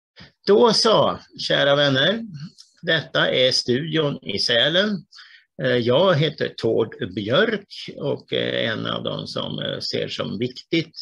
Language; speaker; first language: Swedish; native; Swedish